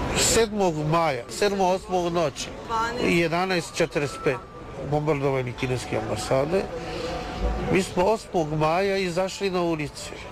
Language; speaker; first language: Serbian; non-native, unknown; Chinese